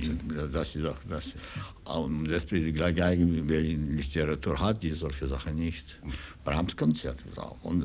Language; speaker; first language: German; non-native, fluent; Russian